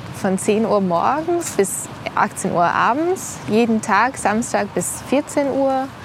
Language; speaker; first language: German; non-native, fluent; English